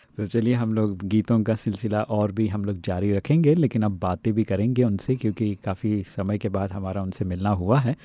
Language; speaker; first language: Hindi; native; Hindi